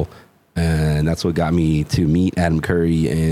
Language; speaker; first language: English; native; English